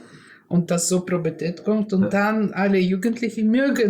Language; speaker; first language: German; non-native, learner; Russian